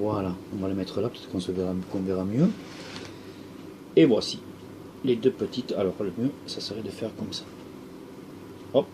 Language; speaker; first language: French; native; French